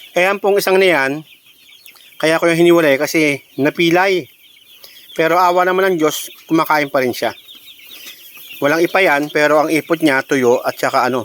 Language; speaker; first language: Filipino; native; Filipino